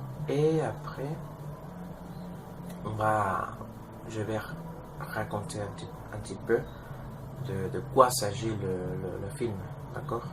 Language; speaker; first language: French; non-native, learner; Spanish